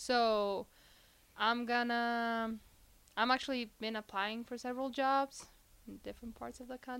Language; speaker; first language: English; non-native, fluent; Spanish